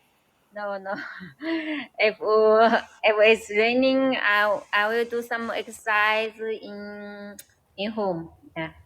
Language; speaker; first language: English; non-native, learner; Chinese